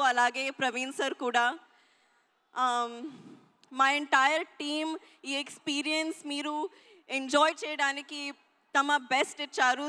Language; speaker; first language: Telugu; non-native, learner; Hindi